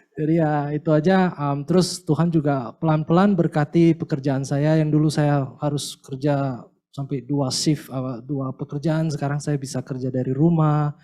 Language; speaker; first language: Indonesian; native; Indonesian